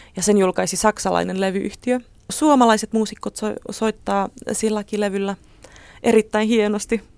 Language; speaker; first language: Finnish; non-native, fluent; Czech